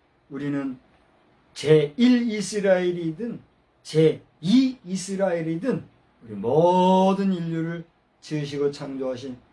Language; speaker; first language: Korean; native; Korean